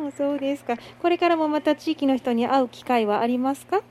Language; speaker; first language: Japanese; native; Japanese